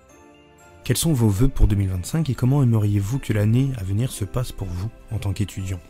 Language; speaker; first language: French; native; French